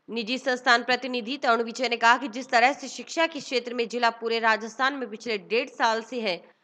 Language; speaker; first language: Hindi; native; Hindi